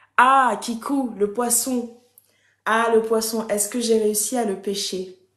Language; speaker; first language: French; early bilingual, other home language; Haitian Creole